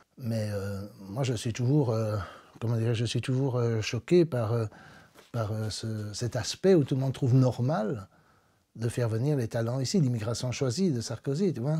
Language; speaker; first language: French; native; French